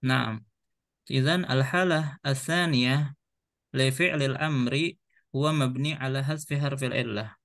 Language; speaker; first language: Arabic; non-native, fluent; Indonesian